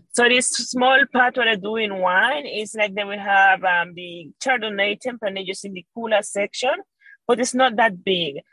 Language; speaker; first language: English; non-native, fluent; Spanish